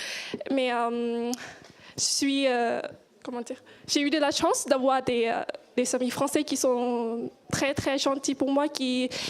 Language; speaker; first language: French; non-native, learner; Thai